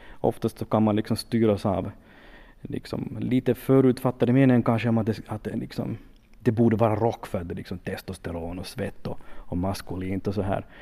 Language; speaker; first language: Swedish; native; Swedish